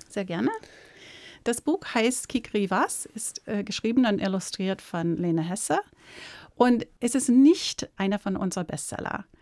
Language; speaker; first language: German; non-native, fluent; English